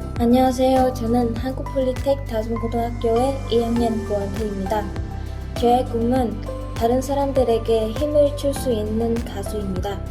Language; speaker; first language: Korean; early bilingual, other home language; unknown